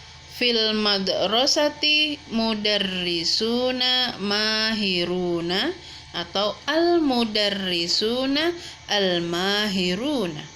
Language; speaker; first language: Arabic; non-native, fluent; Indonesian